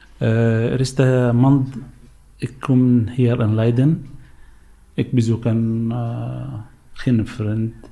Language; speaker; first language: Dutch; non-native, learner; Arabic